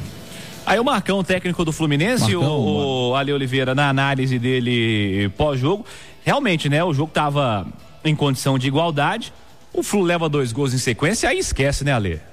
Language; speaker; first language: Portuguese; native; Portuguese